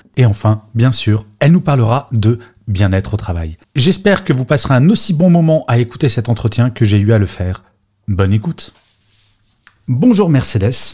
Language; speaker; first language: French; native; French